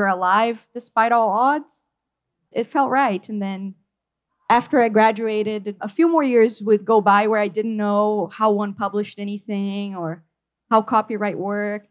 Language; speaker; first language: English; non-native, fluent; Portuguese